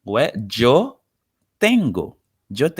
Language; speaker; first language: Spanish; non-native, fluent; Haitian Creole